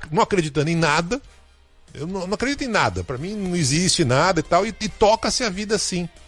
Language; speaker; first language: Portuguese; native; Portuguese